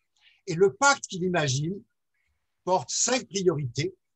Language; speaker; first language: French; native; French